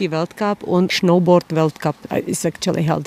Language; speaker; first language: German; non-native, learner; Czech